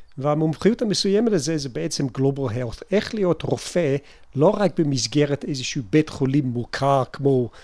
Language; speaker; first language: Hebrew; non-native, fluent; English